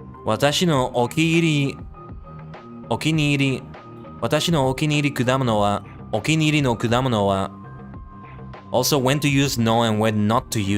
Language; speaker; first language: Japanese; non-native, learner; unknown